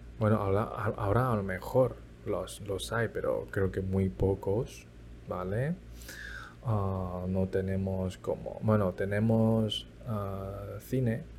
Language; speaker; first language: Spanish; early bilingual, other home language; Chinese